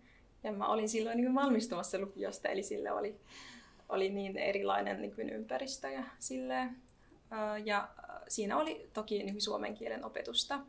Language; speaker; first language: Finnish; non-native, fluent; Arabic